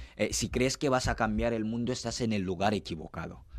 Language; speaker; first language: Spanish; non-native, fluent; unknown